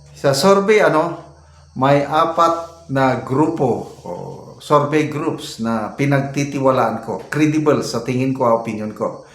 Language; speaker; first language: Filipino; non-native, local second language; Cebuano